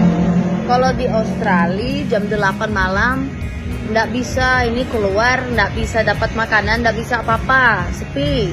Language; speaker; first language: Indonesian; non-native, fluent; English